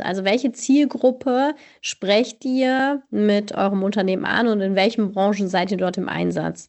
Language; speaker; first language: German; native; German